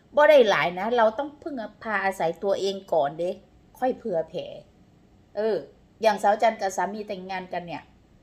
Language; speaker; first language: Thai; non-native, local second language; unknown